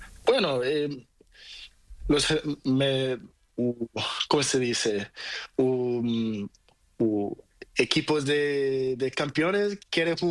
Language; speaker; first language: Spanish; non-native, learner; Portuguese